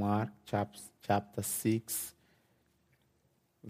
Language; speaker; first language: English; non-native, learner; Portuguese